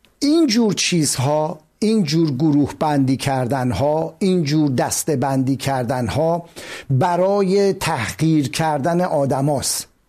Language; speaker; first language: Persian; native; Persian